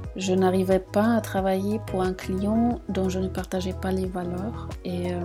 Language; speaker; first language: French; non-native, fluent; German